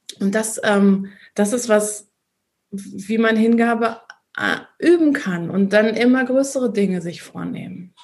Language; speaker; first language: German; native; German